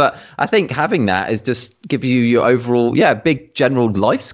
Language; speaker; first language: English; native; English